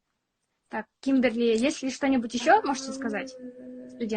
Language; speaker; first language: Russian; native; Russian